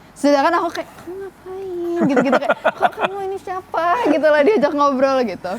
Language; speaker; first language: Indonesian; early bilingual, other home language; English